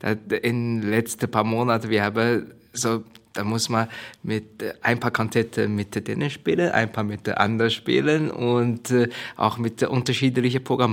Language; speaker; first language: German; non-native, learner; Chinese